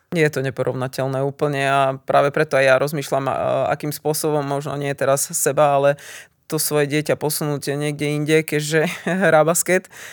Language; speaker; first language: Slovak; native; Slovak